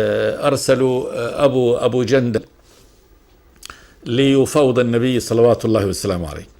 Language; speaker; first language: Arabic; native; Arabic